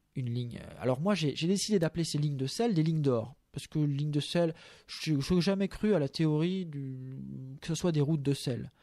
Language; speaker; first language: French; native; French